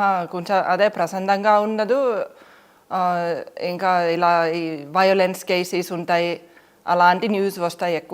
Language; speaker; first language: Telugu; non-native, fluent; Finnish